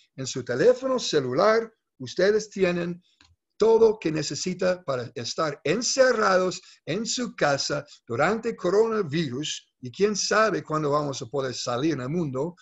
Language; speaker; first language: Spanish; non-native, fluent; English